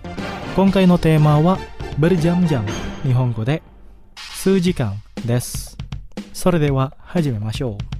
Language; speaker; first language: Japanese; non-native, fluent; Indonesian